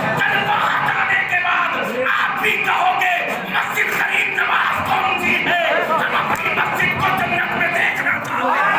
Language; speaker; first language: Urdu; native; Urdu